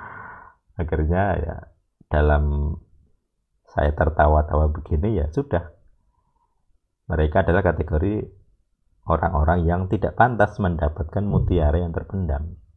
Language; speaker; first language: Indonesian; native; Indonesian